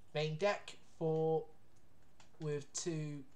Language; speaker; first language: English; native; English